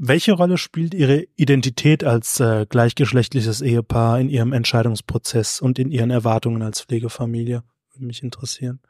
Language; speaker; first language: German; native; German